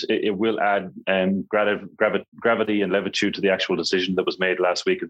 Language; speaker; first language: English; native; English